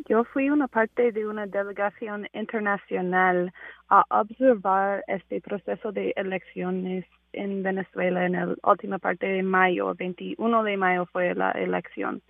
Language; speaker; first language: Spanish; non-native, fluent; English